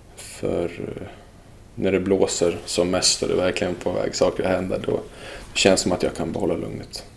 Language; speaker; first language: Swedish; early bilingual, other home language; Serbian